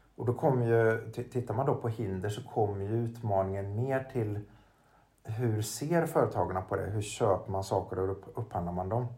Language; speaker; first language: Swedish; native; Swedish